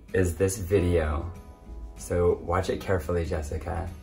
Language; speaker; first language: English; native; English